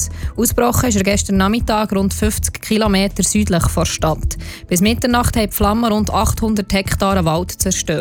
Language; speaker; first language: German; native; German